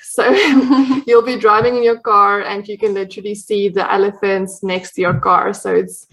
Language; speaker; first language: English; non-native, local second language; Afrikaans